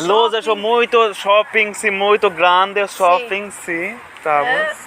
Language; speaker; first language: Portuguese; non-native, learner; Bangla